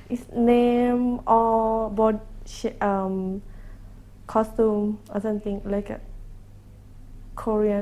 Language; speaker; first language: English; non-native, learner; Thai